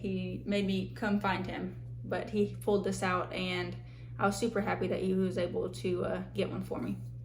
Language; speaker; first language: English; native; English